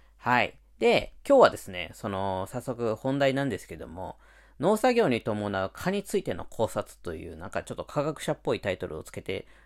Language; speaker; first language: Japanese; native; Japanese